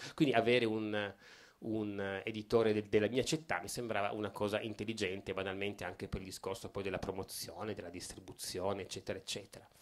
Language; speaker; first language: Italian; native; Italian